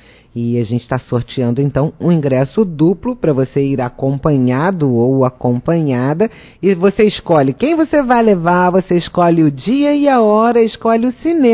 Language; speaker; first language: Portuguese; native; Portuguese